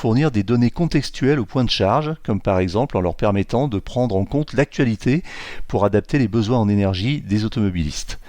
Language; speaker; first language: French; native; French